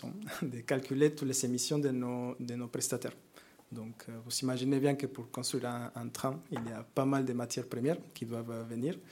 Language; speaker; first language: French; non-native, fluent; Spanish